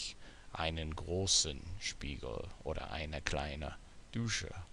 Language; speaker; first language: German; non-native, fluent; English